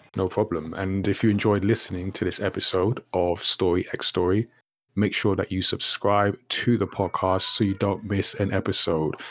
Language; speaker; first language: English; native; English